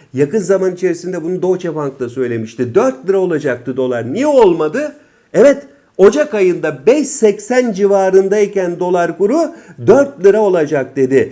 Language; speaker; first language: Turkish; native; Turkish